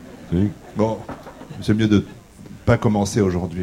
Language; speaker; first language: French; native; French